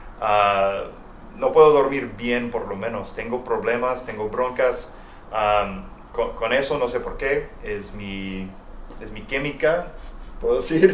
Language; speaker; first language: Spanish; non-native, fluent; English